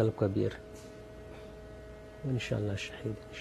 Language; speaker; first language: Arabic; non-native, learner; Turkish